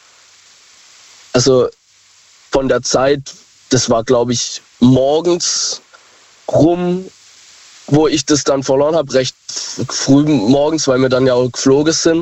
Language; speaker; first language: German; native; German